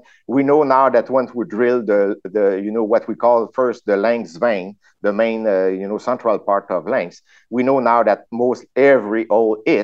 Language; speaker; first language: English; non-native, fluent; French